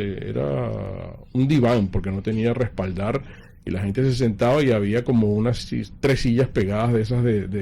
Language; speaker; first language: Spanish; native; Spanish